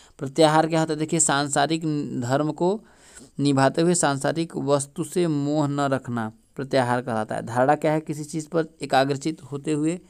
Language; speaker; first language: Hindi; native; Hindi